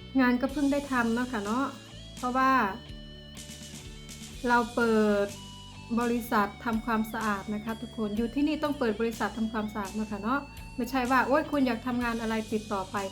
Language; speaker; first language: Thai; non-native, local second language; Northeastern Thai